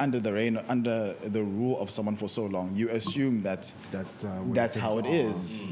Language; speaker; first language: English; non-native, local second language; Zulu